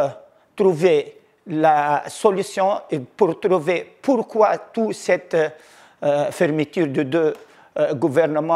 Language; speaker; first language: French; non-native, local second language; Arabic